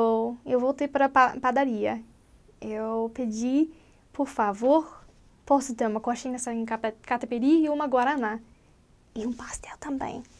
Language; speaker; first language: Portuguese; non-native, learner; English